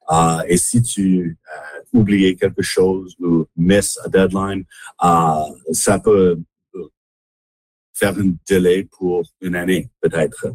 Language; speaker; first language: French; non-native, local second language; English